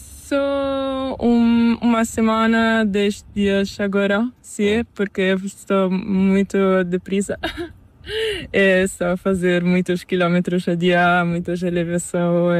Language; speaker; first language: Spanish; non-native, learner; Italian